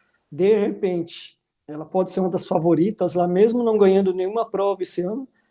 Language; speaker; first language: Portuguese; native; Portuguese